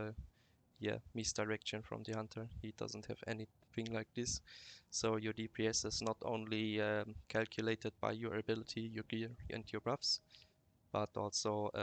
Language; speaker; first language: English; non-native, fluent; German